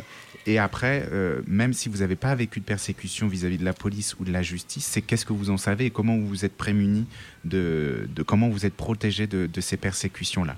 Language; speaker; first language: French; native; French